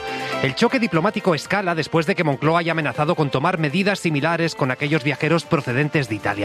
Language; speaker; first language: Spanish; native; Spanish